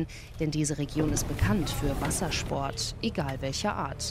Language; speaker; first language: German; native; German